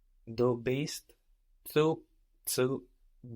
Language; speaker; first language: German; non-native, learner; English